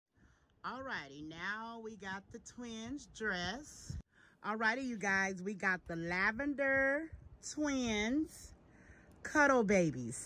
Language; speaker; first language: English; native; English